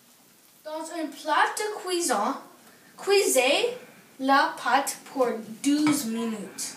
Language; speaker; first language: French; non-native, learner; English